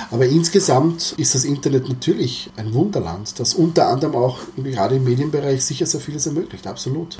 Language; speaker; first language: German; early bilingual, other home language; Croatian